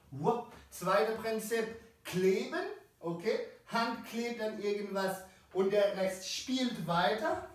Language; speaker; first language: German; non-native, fluent; French